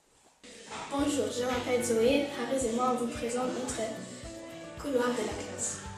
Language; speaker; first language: French; non-native, local second language; Luxembourgish